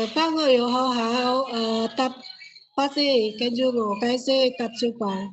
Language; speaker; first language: Cantonese; non-native, learner; Indonesian